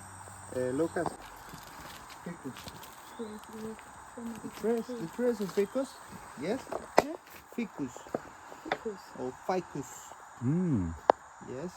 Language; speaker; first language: English; non-native, local second language; Spanish